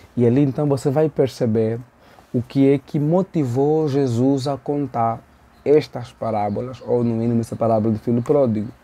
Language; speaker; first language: Portuguese; native; Portuguese